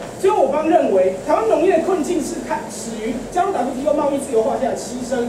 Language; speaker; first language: Chinese; native; Chinese